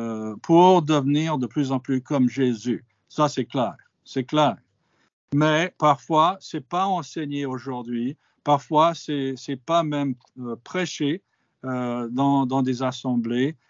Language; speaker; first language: French; non-native, fluent; English